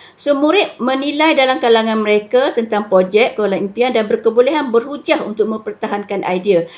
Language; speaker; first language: Malay; native; Malay